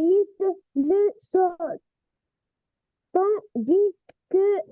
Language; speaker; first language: French; non-native, learner; Arabic